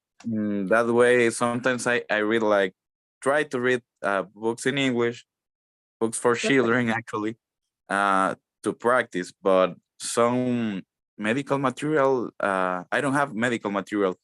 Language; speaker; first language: English; non-native, learner; Spanish